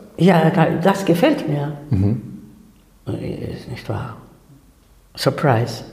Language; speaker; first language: German; non-native, fluent; Spanish